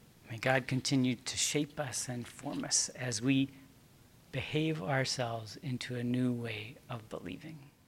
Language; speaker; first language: English; native; English